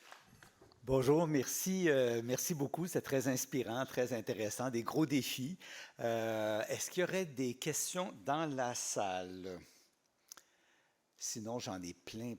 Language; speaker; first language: French; native; French